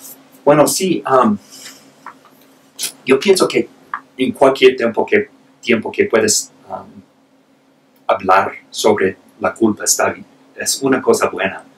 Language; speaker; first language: Spanish; non-native, fluent; English